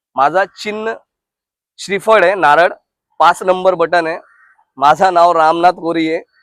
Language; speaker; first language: Marathi; non-native, local second language; Hindi